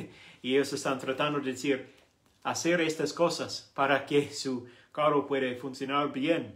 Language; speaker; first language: Spanish; non-native, learner; English